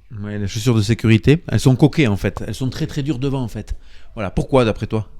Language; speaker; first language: French; native; French